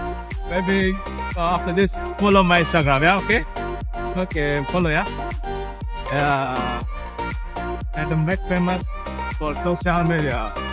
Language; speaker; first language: English; non-native, learner; Indonesian